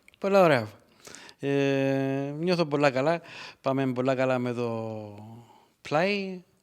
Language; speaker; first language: Greek; early bilingual, heritage; Greek